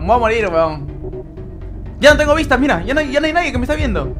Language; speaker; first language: Spanish; native; Spanish